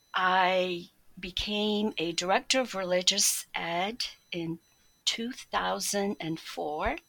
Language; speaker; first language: English; early bilingual, other home language; Polish